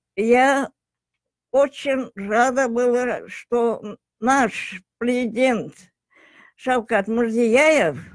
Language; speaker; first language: Russian; non-native, local second language; Tajik